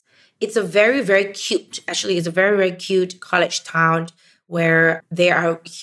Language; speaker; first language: English; non-native, local second language; Chinese